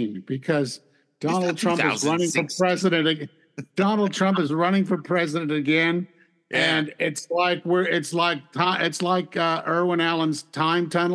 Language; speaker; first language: English; native; English